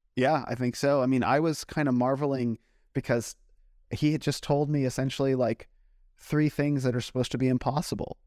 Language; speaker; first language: English; native; English